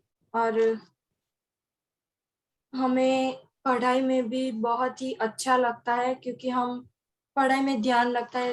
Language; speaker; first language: Hindi; non-native, local second language; Gujarati